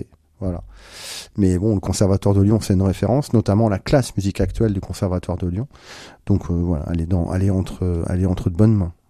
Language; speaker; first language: French; native; French